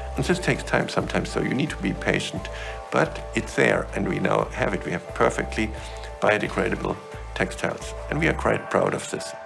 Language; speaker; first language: English; non-native, fluent; German